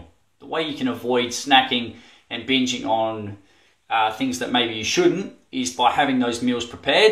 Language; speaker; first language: English; native; English